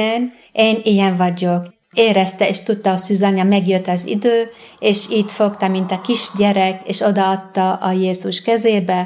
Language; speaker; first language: Hungarian; non-native, fluent; Arabic